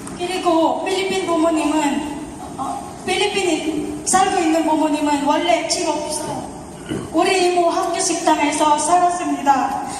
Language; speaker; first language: Korean; non-native, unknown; Filipino